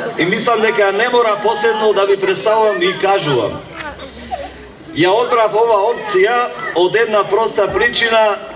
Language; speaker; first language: Macedonian; non-native, local second language; Turkish